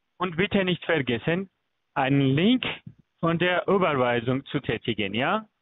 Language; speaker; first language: German; early bilingual, other home language; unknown